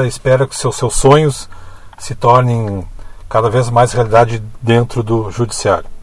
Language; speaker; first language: Portuguese; native; Portuguese